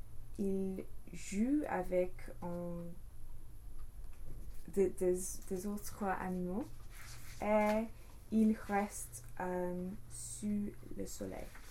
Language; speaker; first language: French; non-native, learner; English